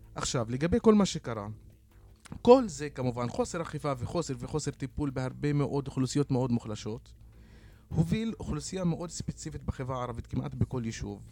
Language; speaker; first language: Hebrew; non-native, local second language; Arabic